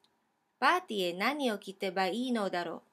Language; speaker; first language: Japanese; non-native, fluent; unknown